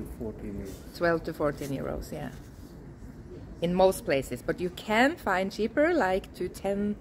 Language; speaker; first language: English; non-native, fluent; Norwegian